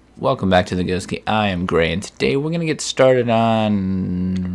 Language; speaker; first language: English; native; English